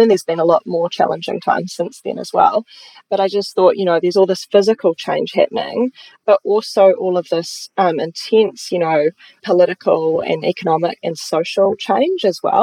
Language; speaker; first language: English; native; English